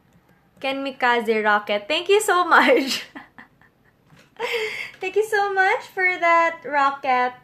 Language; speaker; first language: English; non-native, local second language; Filipino